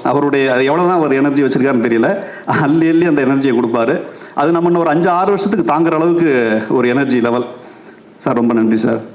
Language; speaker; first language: Tamil; native; Tamil